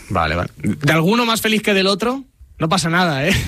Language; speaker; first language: Spanish; native; Spanish